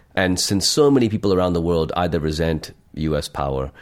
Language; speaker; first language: English; non-native, local second language; Urdu